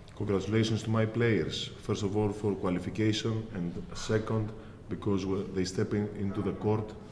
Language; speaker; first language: English; non-native, fluent; Greek